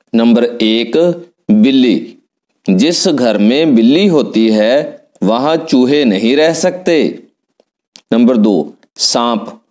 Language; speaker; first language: Hindi; non-native, local second language; Punjabi